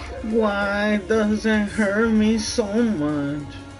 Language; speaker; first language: English; early bilingual, other home language; Spanish